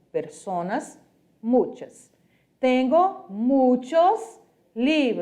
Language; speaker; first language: Spanish; non-native, fluent; Portuguese